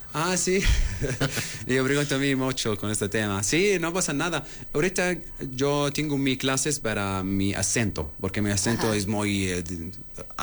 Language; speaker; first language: Spanish; non-native, learner; Arabic